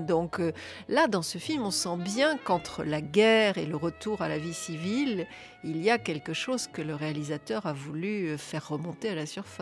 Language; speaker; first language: French; native; French